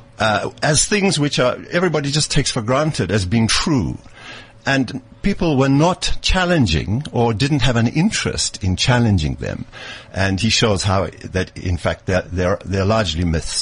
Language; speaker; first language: English; native; English